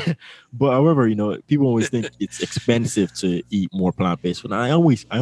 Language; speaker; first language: English; non-native, local second language; Yoruba